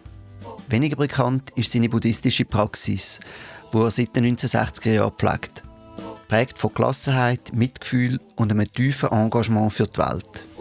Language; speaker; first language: German; native; German